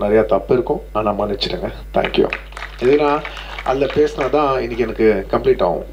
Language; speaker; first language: Tamil; non-native, local second language; Telugu